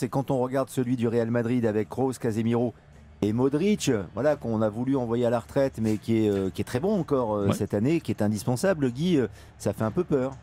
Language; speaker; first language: French; native; French